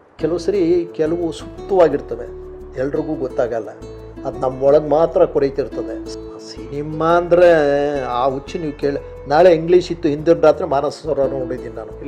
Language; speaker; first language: Kannada; native; Kannada